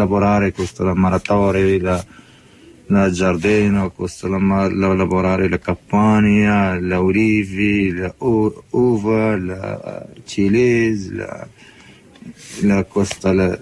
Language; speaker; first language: Italian; non-native, learner; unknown